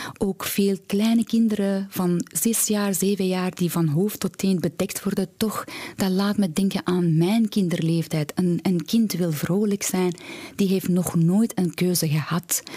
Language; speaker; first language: Dutch; non-native, fluent; Persian